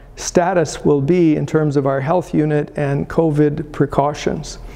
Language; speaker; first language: English; early bilingual, other home language; Italian